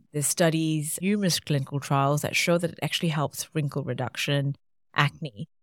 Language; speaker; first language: English; non-native, local second language; Tamil